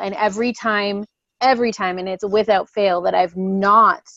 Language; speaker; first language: English; native; English